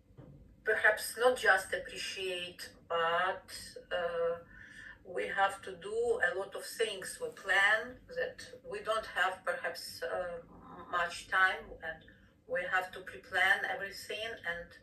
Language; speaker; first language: English; non-native, fluent; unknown